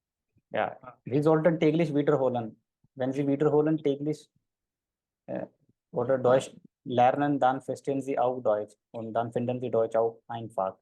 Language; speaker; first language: German; non-native, fluent; Hindi